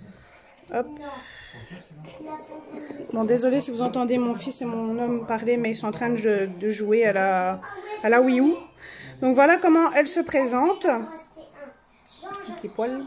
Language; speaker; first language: French; native; French